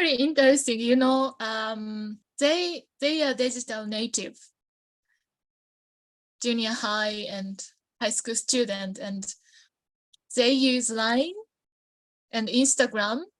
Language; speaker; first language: English; non-native, learner; Japanese